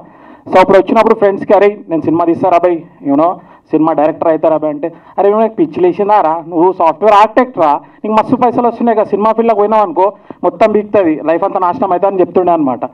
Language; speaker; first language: Telugu; native; Telugu